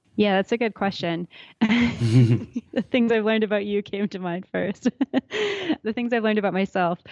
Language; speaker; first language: English; native; English